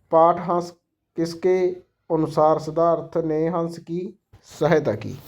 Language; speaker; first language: Hindi; non-native, local second language; Punjabi